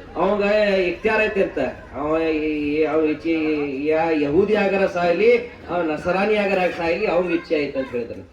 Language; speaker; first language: Kannada; native; Kannada